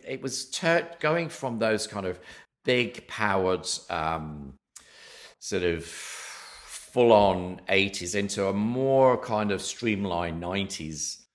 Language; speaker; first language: English; native; English